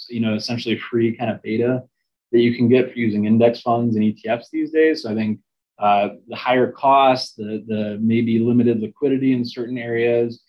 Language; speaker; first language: English; native; English